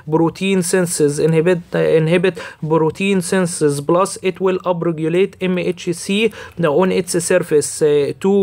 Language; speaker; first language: English; non-native, fluent; Arabic